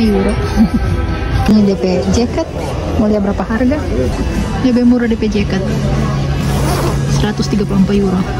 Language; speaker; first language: Indonesian; non-native, local second language; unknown